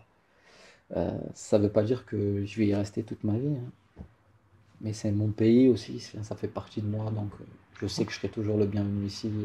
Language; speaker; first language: French; native; French